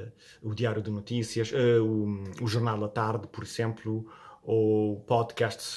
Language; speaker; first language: Portuguese; non-native, fluent; Italian